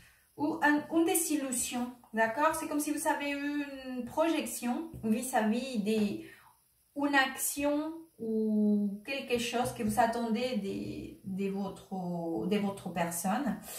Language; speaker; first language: French; non-native, fluent; Spanish